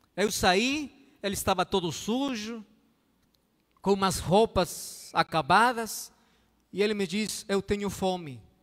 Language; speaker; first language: Portuguese; non-native, fluent; Spanish